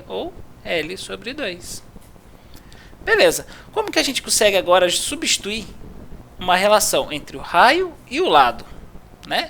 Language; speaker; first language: Portuguese; native; Portuguese